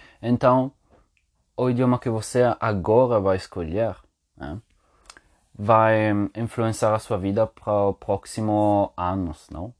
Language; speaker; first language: Portuguese; non-native, learner; Spanish